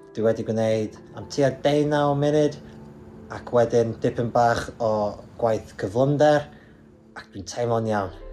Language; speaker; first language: Welsh; non-native, local second language; English